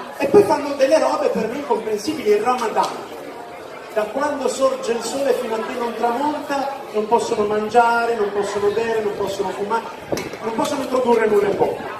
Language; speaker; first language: Italian; native; Italian